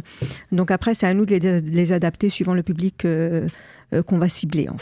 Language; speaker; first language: French; native; French